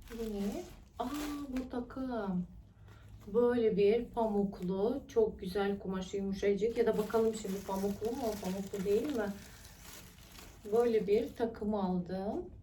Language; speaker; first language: Turkish; non-native, fluent; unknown